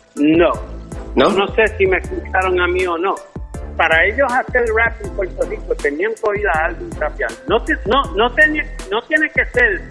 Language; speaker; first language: Spanish; early bilingual, heritage; Spanish